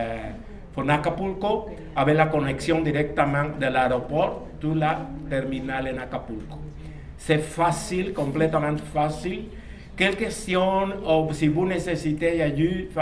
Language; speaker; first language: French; non-native, learner; Spanish